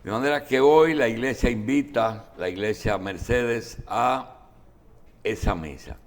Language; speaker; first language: Spanish; native; Spanish